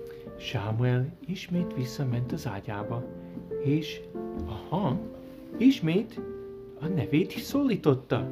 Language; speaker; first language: Hungarian; early bilingual, heritage; Hungarian